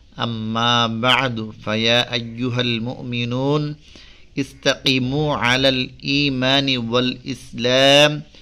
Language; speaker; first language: Arabic; non-native, fluent; Bangla